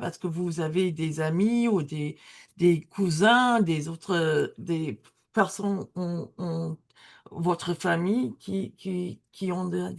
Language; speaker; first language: French; non-native, learner; English